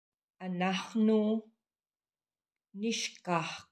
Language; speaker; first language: English; non-native, local second language; Filipino